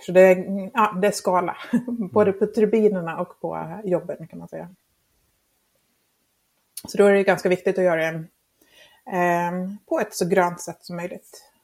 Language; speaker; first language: Swedish; non-native, fluent; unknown